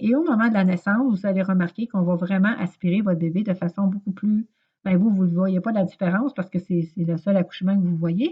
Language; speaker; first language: French; native; French